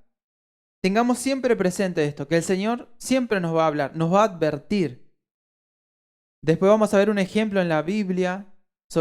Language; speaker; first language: Spanish; native; Spanish